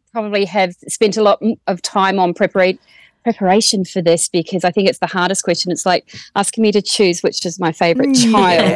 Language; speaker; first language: English; native; English